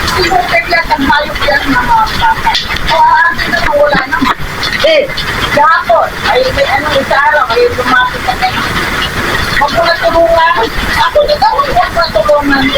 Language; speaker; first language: Filipino; non-native, local second language; Pampanga